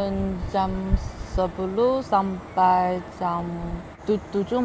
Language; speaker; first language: Indonesian; non-native, learner; Chinese